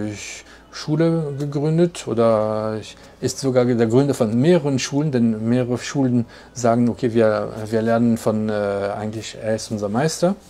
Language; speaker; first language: German; non-native, fluent; French